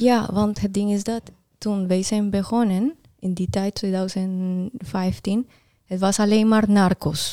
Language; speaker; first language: Dutch; non-native, learner; Spanish